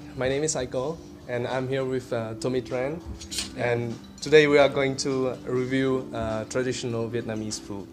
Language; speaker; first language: English; non-native, fluent; Vietnamese